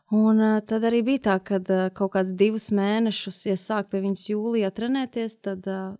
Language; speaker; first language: Latvian; native; Latvian